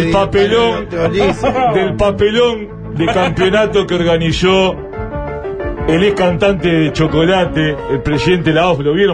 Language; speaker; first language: Spanish; native; Spanish